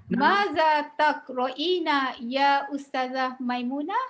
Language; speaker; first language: Arabic; non-native, learner; Malay